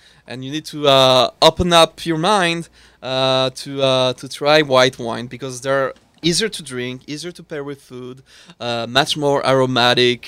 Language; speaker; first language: English; non-native, fluent; French